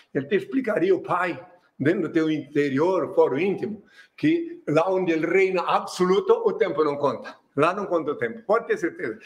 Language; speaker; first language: Portuguese; non-native, fluent; French